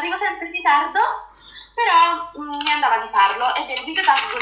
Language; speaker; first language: Italian; native; Italian